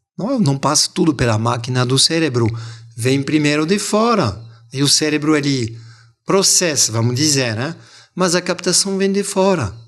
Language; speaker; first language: Portuguese; non-native, fluent; French